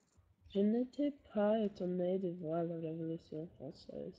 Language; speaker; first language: French; non-native, learner; English